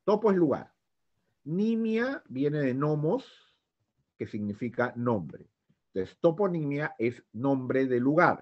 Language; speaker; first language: Spanish; native; Spanish